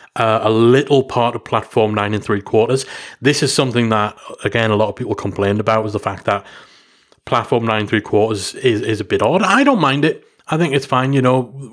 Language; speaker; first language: English; native; English